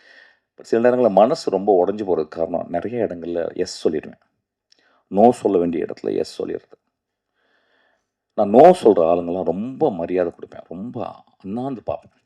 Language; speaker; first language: Tamil; native; Tamil